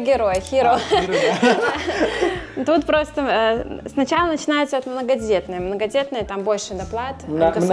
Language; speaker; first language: Russian; native; Russian